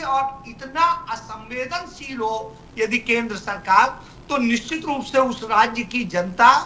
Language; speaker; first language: Hindi; native; Hindi